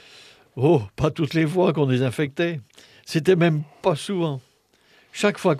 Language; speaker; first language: French; native; French